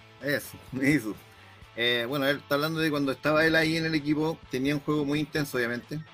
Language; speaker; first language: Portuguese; non-native, learner; Spanish